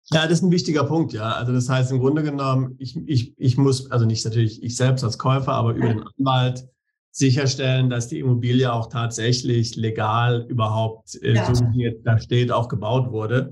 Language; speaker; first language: German; native; German